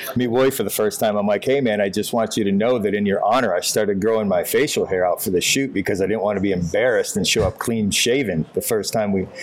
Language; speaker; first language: English; native; English